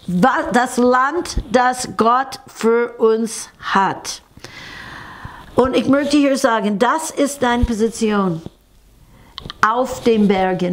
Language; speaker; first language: German; non-native, fluent; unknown